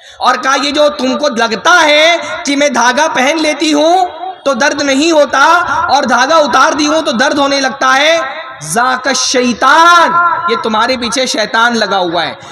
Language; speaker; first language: Urdu; native; Urdu